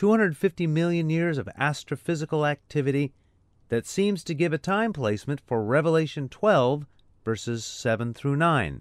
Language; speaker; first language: English; native; English